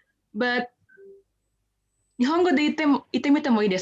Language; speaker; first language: Japanese; non-native, learner; Indonesian